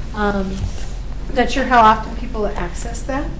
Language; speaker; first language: English; native; English